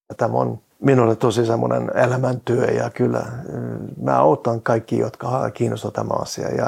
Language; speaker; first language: Finnish; non-native, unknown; Norwegian